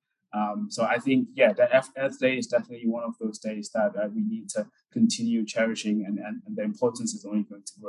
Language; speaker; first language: English; non-native, local second language; Akan